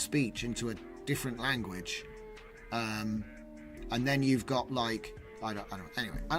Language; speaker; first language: English; native; English